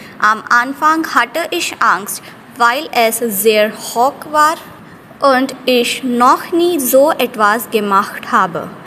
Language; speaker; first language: German; non-native, fluent; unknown